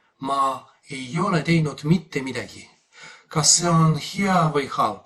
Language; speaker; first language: Estonian; non-native, fluent; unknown